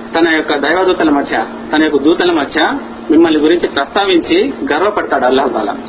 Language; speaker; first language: Telugu; non-native, local second language; Urdu